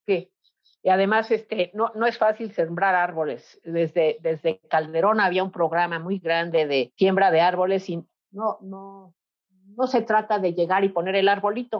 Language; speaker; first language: Spanish; native; Spanish